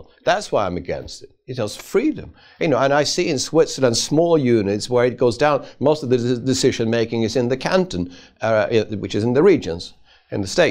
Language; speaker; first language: English; non-native, fluent; Swedish